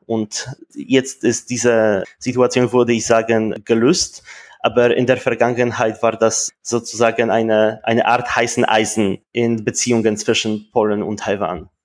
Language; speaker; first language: German; non-native, fluent; Polish